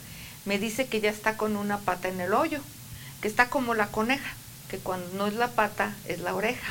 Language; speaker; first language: Spanish; native; Spanish